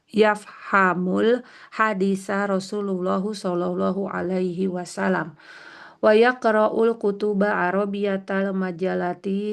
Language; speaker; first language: Arabic; non-native, learner; Indonesian